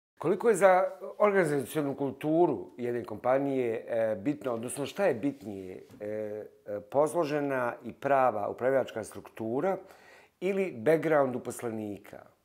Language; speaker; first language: Bosnian; native; Bosnian